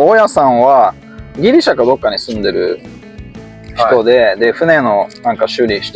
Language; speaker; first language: Japanese; native; Japanese